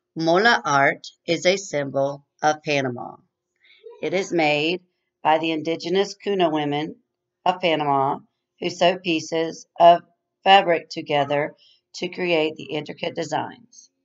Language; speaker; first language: English; native; English